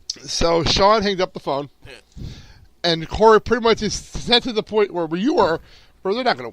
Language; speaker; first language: English; native; English